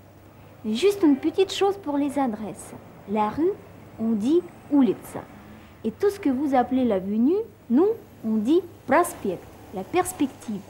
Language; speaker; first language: French; non-native, fluent; Russian